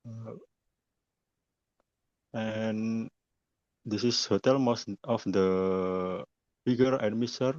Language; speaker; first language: English; non-native, learner; Indonesian